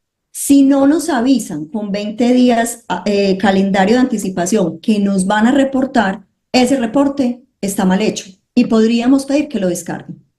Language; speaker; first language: Spanish; native; Spanish